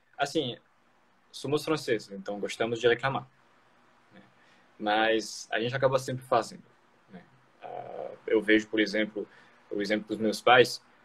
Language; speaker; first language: Portuguese; non-native, fluent; French